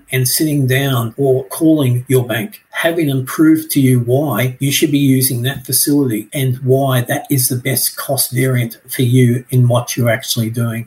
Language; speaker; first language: English; native; English